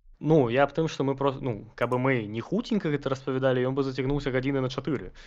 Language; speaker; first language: Belarusian; non-native, local second language; Russian